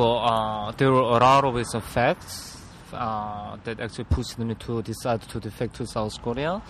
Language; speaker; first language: English; non-native, learner; Korean